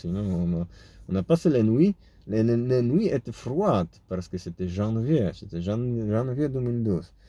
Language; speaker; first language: French; non-native, fluent; Polish